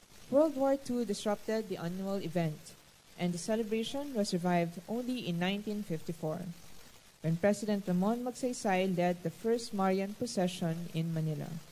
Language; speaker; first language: English; non-native, local second language; Filipino